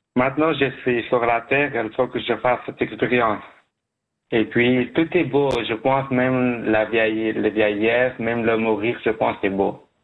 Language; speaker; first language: French; non-native, learner; Persian